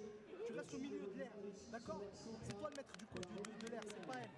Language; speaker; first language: French; native; French